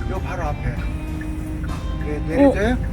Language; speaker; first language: Korean; native; Korean